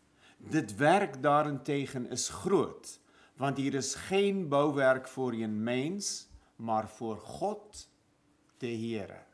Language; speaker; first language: Dutch; non-native, fluent; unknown